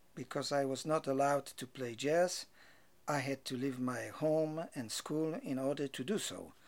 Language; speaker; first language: English; non-native, fluent; Polish